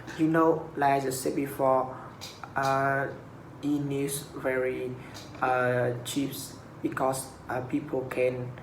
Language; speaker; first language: English; non-native, learner; Vietnamese